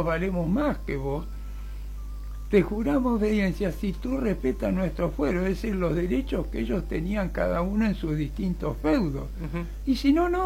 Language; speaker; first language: Spanish; native; Spanish